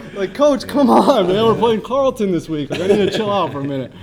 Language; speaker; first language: English; native; English